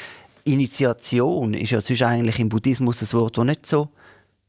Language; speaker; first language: German; native; German